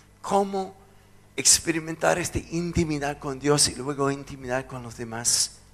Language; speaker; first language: Spanish; non-native, fluent; English